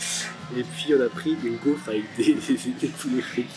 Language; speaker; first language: French; native; French